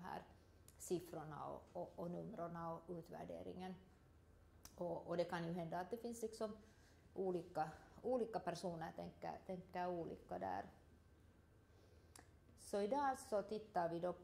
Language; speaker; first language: Swedish; native; Swedish